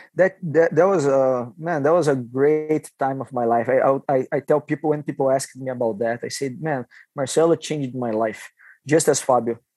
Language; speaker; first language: English; non-native, fluent; Portuguese